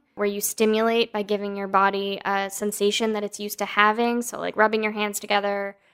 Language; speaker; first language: English; native; English